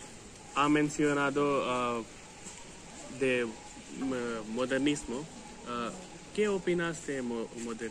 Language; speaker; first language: Spanish; non-native, learner; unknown